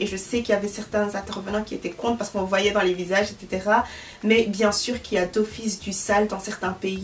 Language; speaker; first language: French; early bilingual, other home language; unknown